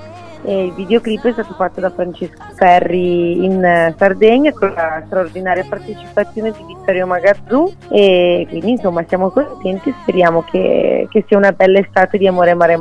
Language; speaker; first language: Italian; native; Italian